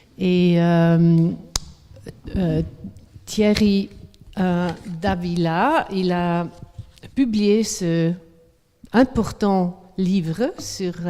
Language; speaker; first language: French; non-native, fluent; Swiss German